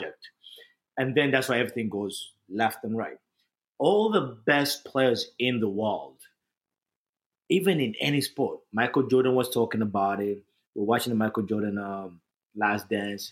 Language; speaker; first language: English; non-native, local second language; Ganda